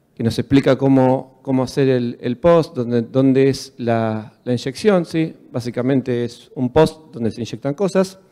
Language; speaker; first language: Spanish; native; Spanish